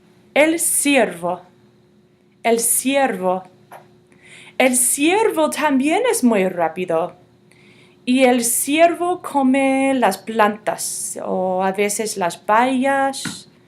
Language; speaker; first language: Spanish; non-native, fluent; English